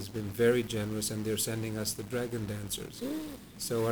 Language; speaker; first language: English; non-native, local second language; Punjabi